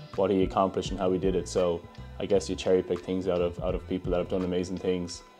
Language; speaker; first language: English; native; English